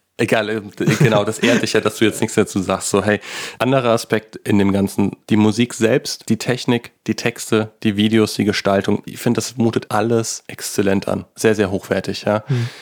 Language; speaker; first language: German; native; German